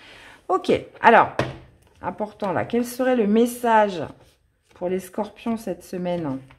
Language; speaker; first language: French; native; French